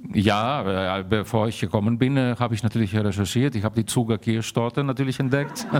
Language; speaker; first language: German; early bilingual, heritage; German